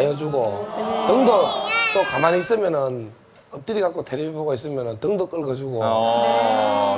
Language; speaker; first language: Korean; native; Korean